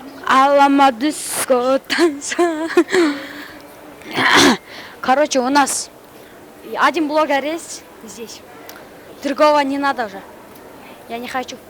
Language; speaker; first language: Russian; non-native, local second language; Kyrgyz